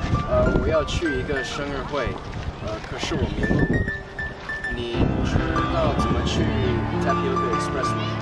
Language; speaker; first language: Chinese; non-native, learner; English